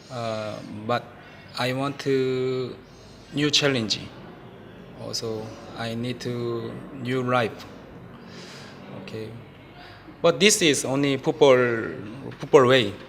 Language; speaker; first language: English; non-native, learner; Korean